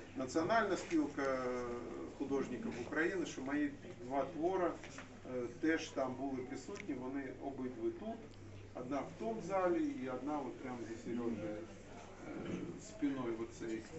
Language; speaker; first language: Ukrainian; non-native, local second language; Russian